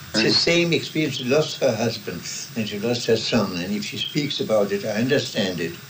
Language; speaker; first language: English; non-native, fluent; German